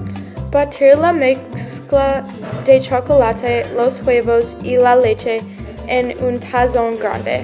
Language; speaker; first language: Spanish; non-native, learner; English